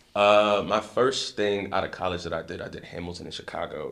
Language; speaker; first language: English; native; English